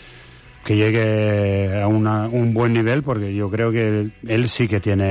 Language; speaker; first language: Spanish; non-native, fluent; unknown